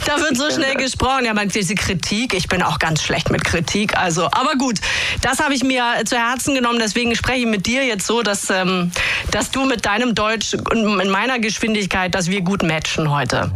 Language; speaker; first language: German; native; German